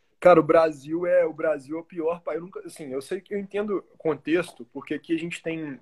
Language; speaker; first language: Portuguese; native; Portuguese